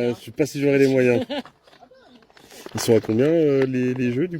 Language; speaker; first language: French; native; French